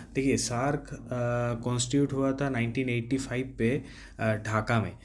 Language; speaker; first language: Hindi; non-native, local second language; Bangla